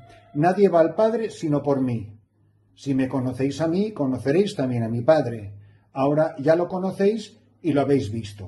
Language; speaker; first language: Spanish; native; Spanish